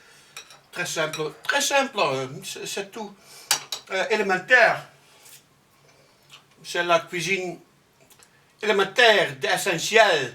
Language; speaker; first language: French; non-native, learner; Dutch